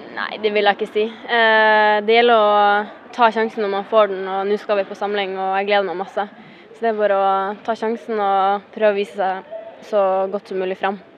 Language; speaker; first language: Norwegian; native; Norwegian